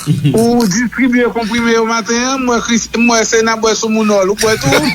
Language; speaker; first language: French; non-native, local second language; Haitian Creole